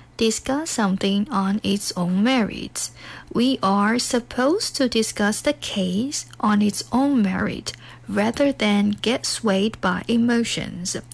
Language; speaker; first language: English; non-native, fluent; Chinese